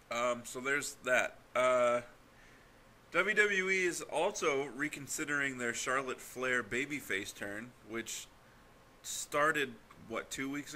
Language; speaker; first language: English; native; English